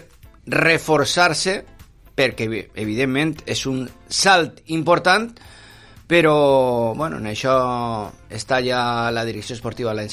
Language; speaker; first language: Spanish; non-native, local second language; Catalan